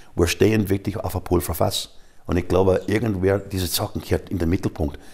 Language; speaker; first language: German; non-native, fluent; English